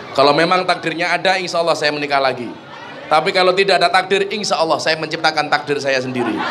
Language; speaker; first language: Indonesian; non-native, local second language; Javanese